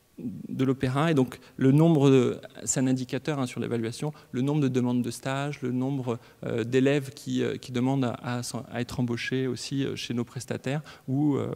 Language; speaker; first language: French; native; French